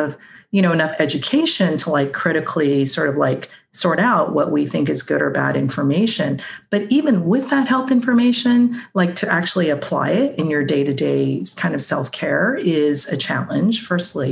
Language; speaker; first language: English; non-native, local second language; Cantonese